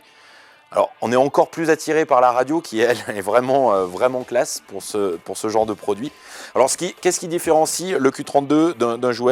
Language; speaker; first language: French; native; French